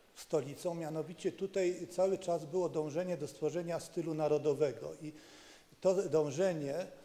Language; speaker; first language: Polish; native; Polish